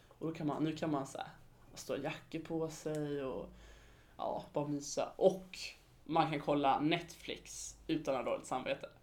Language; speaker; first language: Swedish; native; Swedish